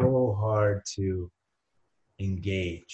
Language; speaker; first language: English; non-native, fluent; Spanish